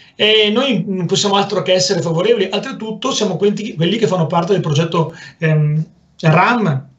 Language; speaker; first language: Italian; native; Italian